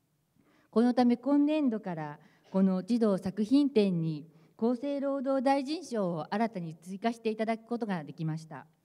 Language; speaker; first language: Japanese; native; Japanese